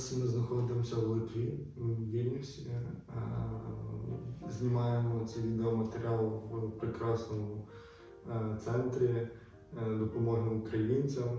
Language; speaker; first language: Ukrainian; native; Ukrainian